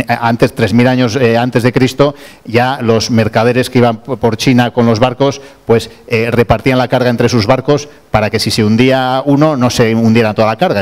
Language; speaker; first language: Spanish; native; Spanish